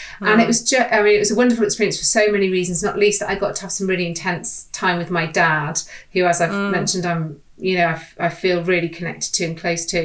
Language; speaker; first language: English; native; English